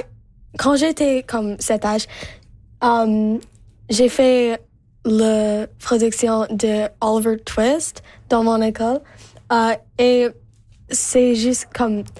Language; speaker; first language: French; non-native, local second language; English